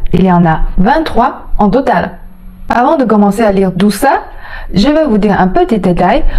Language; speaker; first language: French; non-native, fluent; Chinese